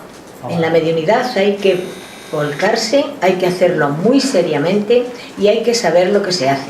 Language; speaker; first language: Spanish; native; Spanish